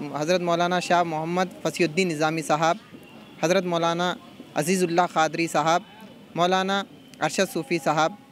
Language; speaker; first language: Urdu; native; Urdu